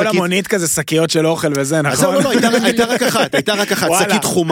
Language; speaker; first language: Hebrew; native; Hebrew